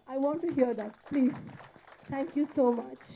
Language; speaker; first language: Telugu; non-native, learner; Malayalam